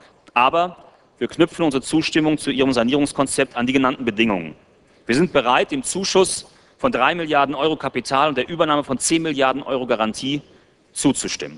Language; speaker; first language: German; native; German